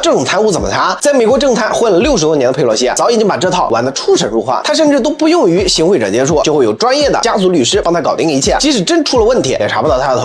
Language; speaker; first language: Chinese; native; Chinese